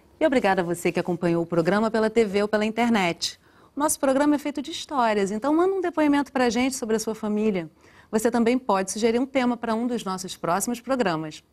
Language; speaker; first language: Portuguese; native; Portuguese